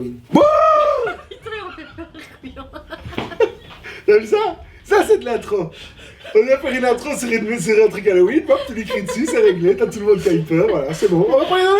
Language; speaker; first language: French; native; French